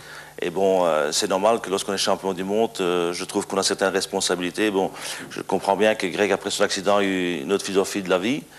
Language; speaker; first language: French; non-native, local second language; Dutch